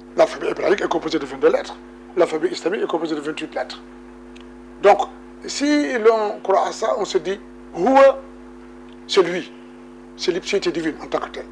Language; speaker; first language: French; non-native, local second language; Wolof